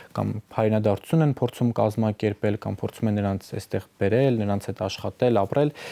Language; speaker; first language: Armenian; native; Armenian